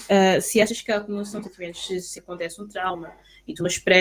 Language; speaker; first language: Portuguese; native; Portuguese